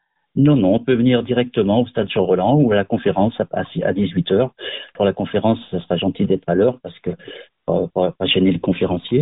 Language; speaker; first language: French; native; French